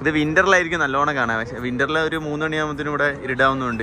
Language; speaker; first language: English; non-native, local second language; Malayalam